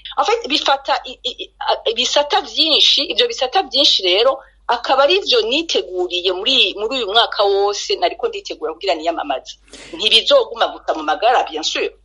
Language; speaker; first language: Rundi; native; Rundi